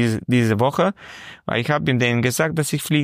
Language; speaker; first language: German; non-native, learner; Romanian